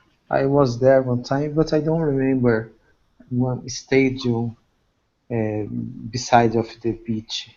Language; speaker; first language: English; non-native, learner; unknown